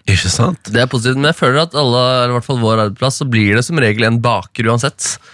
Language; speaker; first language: Norwegian; native; Norwegian